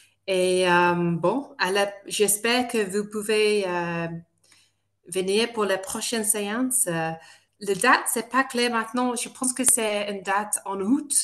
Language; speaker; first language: French; non-native, fluent; English